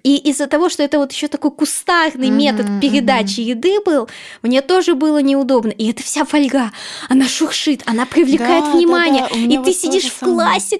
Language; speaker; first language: Russian; native; Russian